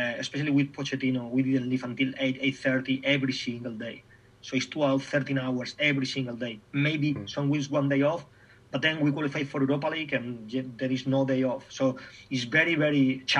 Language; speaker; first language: English; non-native, fluent; Spanish